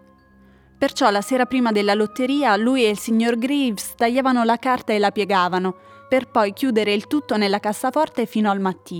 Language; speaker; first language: Italian; native; Italian